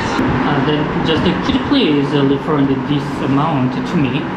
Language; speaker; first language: English; non-native, learner; Korean